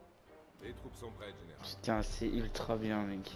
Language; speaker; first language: French; native; French